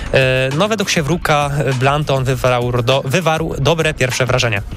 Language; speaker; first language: Polish; native; Polish